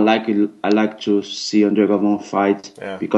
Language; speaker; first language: English; non-native, learner; Portuguese